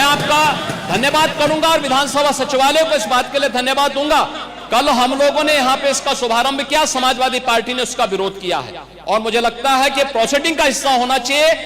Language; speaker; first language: Hindi; native; Hindi